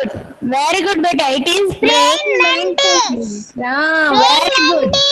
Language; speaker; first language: English; non-native, local second language; Hindi